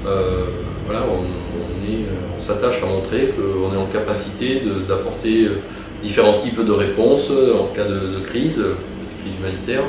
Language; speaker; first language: French; native; French